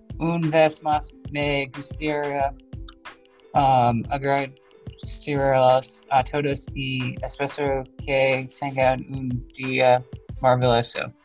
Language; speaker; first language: Spanish; non-native, learner; English